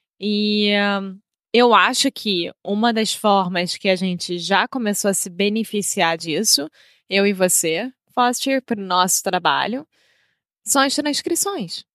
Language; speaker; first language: Portuguese; native; Portuguese